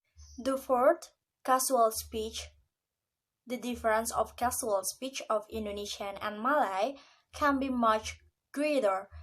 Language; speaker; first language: English; non-native, learner; Indonesian